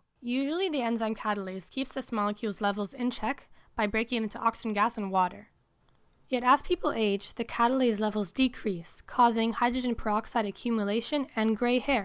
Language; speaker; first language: English; native; English